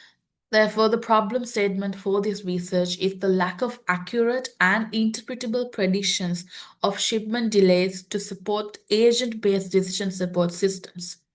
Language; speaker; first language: English; non-native, local second language; Sinhala